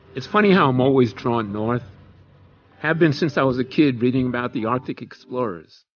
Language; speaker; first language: English; native; English